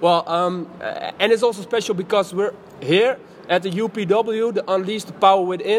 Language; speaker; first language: English; non-native, fluent; Dutch